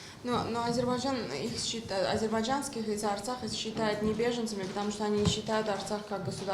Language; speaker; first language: Russian; early bilingual, heritage; English